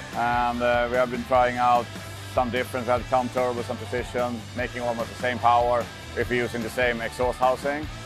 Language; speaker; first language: English; non-native, fluent; Swedish